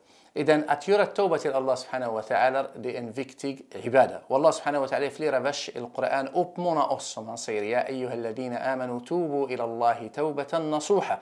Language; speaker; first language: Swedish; non-native, fluent; Arabic